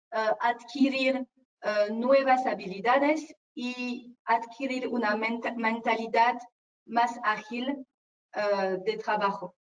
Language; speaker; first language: Spanish; non-native, fluent; French